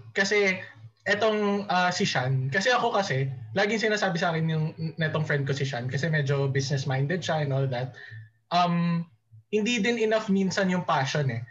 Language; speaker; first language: Filipino; native; Filipino